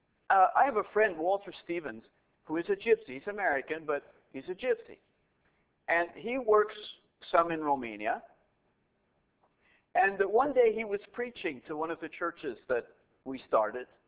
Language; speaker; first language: English; native; English